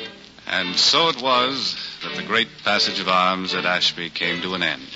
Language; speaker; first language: English; native; English